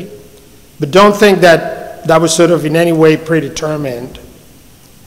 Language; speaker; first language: English; non-native, fluent; Spanish